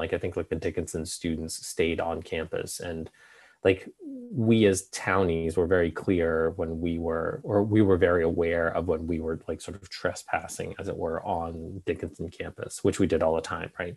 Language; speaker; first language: English; native; English